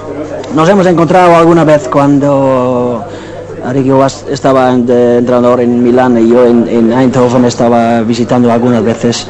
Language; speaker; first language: Spanish; non-native, fluent; Dutch